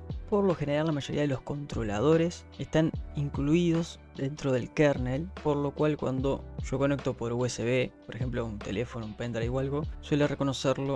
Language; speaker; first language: Spanish; native; Spanish